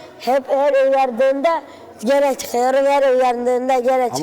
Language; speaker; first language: Turkish; early bilingual, other home language; Arabic